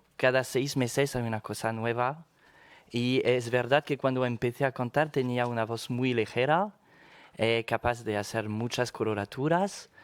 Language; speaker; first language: Spanish; non-native, fluent; French